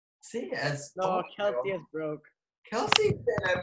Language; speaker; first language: Spanish; non-native, learner; English